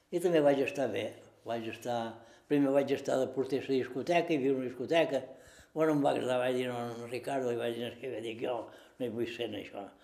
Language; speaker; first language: Catalan; native; Catalan